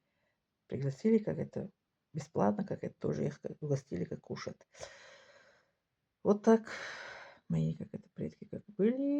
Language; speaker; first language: Russian; non-native, local second language; Tajik